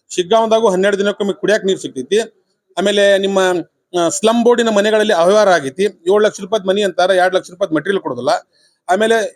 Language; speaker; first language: Kannada; non-native, local second language; Urdu